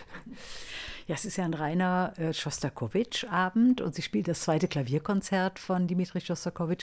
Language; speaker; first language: German; native; German